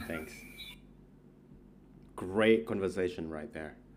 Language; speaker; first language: English; non-native, fluent; Indonesian